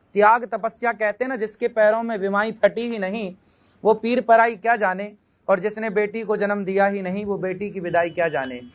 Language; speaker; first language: Hindi; native; Hindi